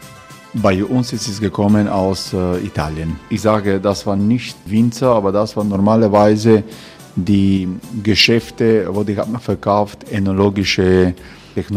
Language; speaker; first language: German; non-native, fluent; Croatian